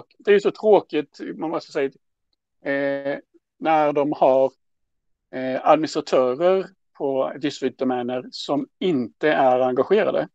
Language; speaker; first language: Swedish; native; Swedish